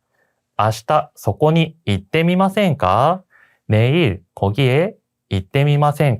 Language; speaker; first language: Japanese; non-native, fluent; Korean